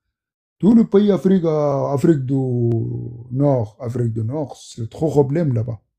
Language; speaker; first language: French; non-native, learner; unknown